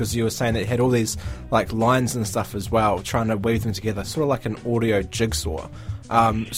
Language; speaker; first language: English; native; English